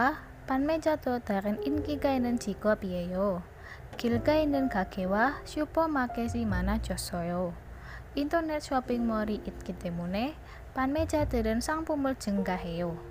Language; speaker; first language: Korean; non-native, learner; Indonesian